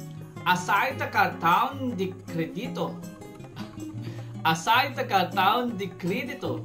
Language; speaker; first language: Portuguese; non-native, learner; Filipino